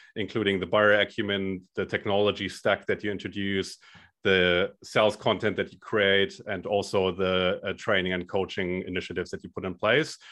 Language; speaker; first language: English; non-native, fluent; German